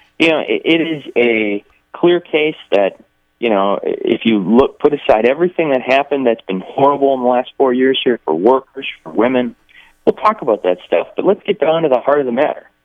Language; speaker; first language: English; native; English